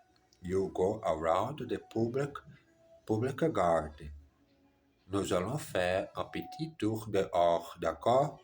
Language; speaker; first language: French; non-native, learner; German